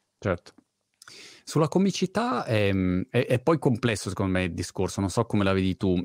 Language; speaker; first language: Italian; native; Italian